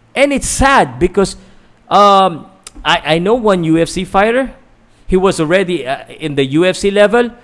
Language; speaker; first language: English; non-native, local second language; Filipino